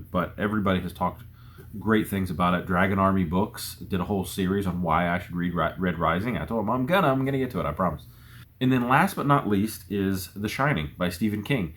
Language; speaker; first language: English; native; English